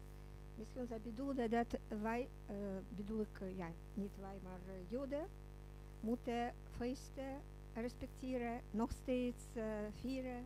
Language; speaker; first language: Dutch; non-native, learner; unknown